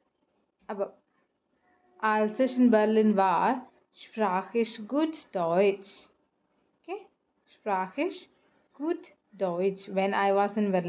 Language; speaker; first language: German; non-native, fluent; Malayalam